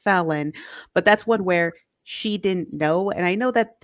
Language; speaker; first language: English; native; English